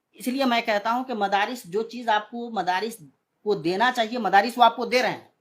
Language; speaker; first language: Urdu; native; Urdu